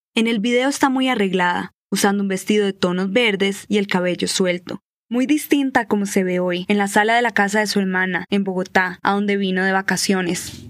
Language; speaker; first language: Spanish; native; Spanish